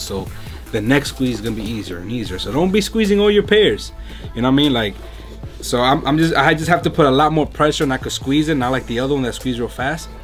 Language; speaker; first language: English; early bilingual, other home language; Spanish